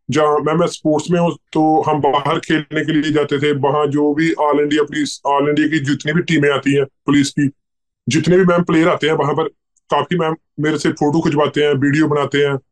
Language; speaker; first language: Hindi; native; Hindi